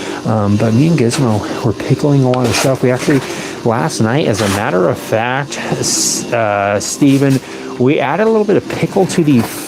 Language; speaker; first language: English; native; English